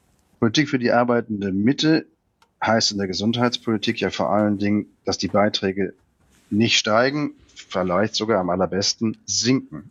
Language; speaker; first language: German; native; German